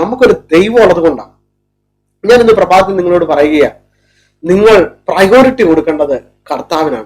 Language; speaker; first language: Malayalam; native; Malayalam